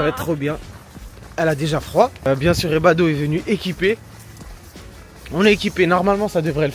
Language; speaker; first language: French; native; French